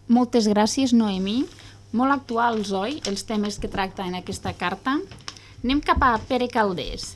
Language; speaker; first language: Catalan; native; Catalan